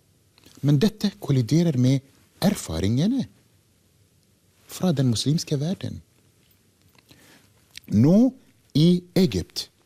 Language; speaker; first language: Norwegian; non-native, fluent; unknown